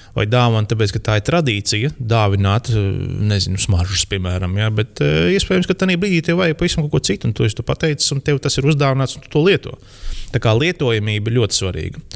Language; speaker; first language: Latvian; native; Latvian